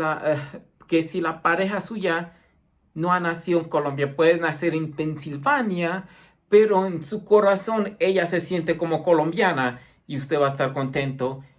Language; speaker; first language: Spanish; early bilingual, heritage; Spanish